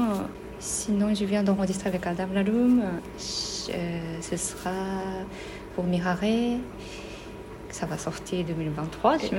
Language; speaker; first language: French; non-native, fluent; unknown